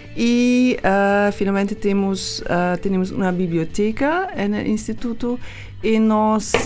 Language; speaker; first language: Spanish; non-native, learner; German